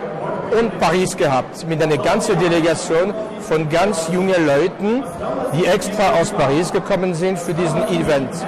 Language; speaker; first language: German; non-native, fluent; French